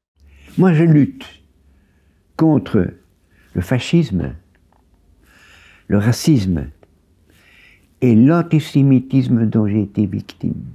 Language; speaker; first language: French; native; French